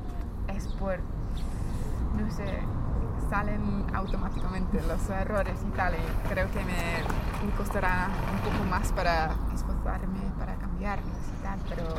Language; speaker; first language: Spanish; non-native, fluent; English